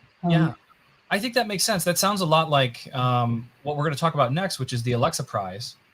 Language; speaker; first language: English; native; English